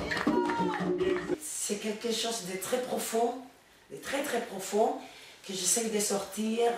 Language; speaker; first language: French; non-native, fluent; Spanish